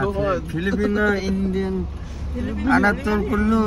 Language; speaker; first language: Arabic; non-native, learner; Nepali